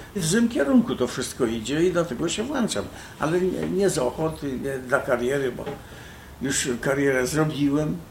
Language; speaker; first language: Polish; native; Polish